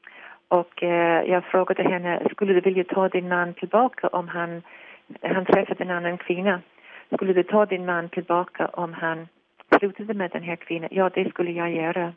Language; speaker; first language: Swedish; non-native, fluent; English